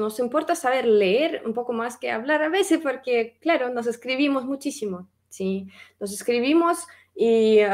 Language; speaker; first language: Spanish; non-native, fluent; Russian